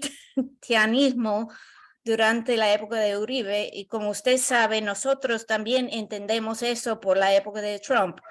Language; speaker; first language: Spanish; non-native, learner; English